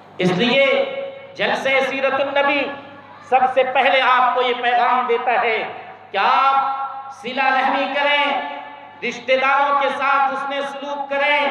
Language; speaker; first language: Urdu; native; Urdu